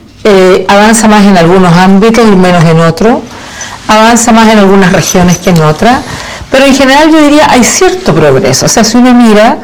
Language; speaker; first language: Spanish; native; Spanish